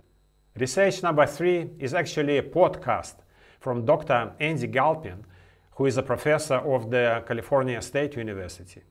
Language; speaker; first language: English; non-native, fluent; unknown